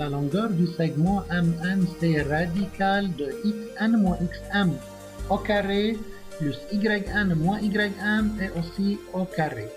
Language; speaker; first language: French; non-native, local second language; Arabic